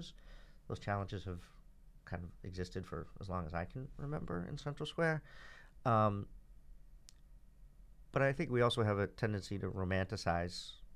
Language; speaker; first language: English; native; English